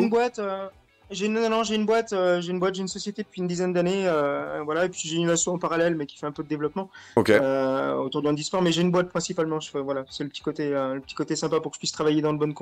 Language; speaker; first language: French; native; French